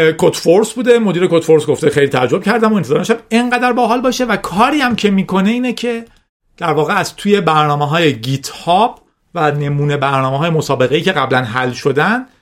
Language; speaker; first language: Persian; non-native, local second language; Azerbaijani